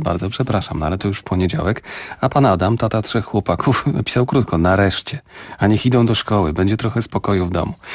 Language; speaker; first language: Polish; native; Polish